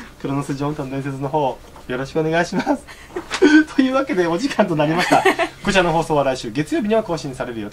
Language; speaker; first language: Japanese; native; Japanese